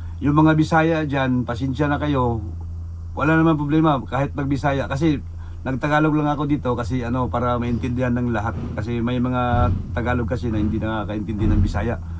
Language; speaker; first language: Filipino; non-native, local second language; Cebuano